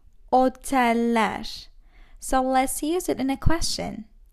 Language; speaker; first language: English; non-native, fluent; Turkish